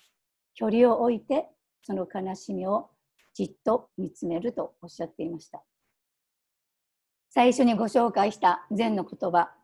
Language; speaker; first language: Japanese; native; Japanese